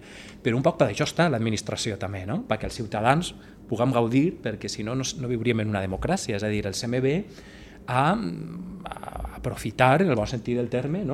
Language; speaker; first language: Catalan; native; Catalan